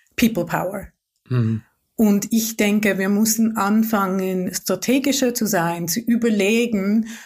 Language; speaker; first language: German; non-native, fluent; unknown